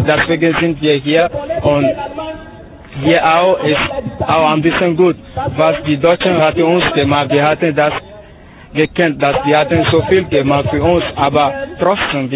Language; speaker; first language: German; non-native, learner; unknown